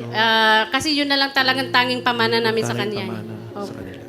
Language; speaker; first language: Filipino; native; Filipino